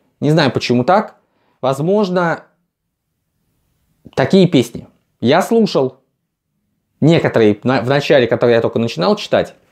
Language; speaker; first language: Russian; native; Russian